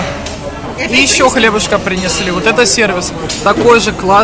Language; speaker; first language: Russian; native; Russian